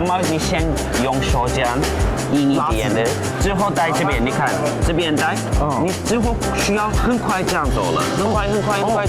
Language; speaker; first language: Chinese; non-native, fluent; Turkish